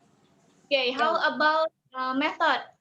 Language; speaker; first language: English; non-native, learner; Indonesian